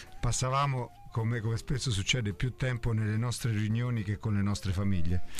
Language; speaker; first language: Italian; native; Italian